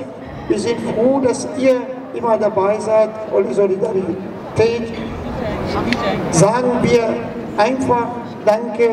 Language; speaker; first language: German; non-native, fluent; Persian